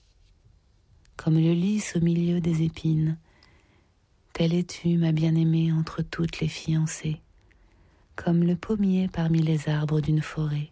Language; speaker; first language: French; native; French